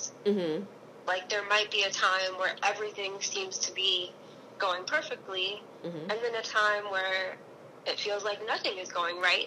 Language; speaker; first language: English; native; English